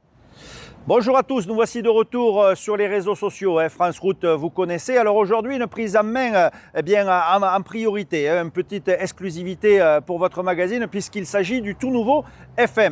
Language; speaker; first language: French; native; French